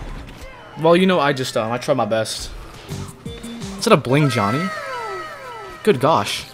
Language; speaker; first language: English; native; English